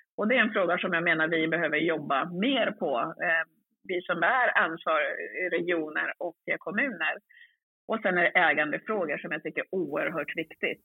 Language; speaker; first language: Swedish; early bilingual, other home language; Swahili